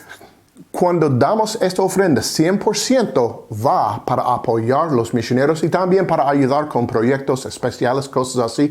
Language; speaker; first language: Spanish; non-native, fluent; English